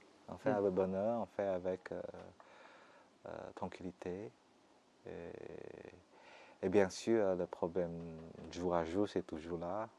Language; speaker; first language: French; non-native, fluent; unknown